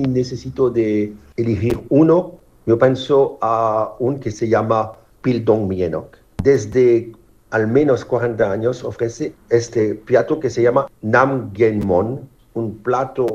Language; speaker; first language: Spanish; non-native, fluent; French